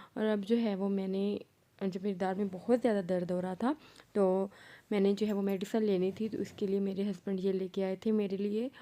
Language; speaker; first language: Urdu; non-native, local second language; Punjabi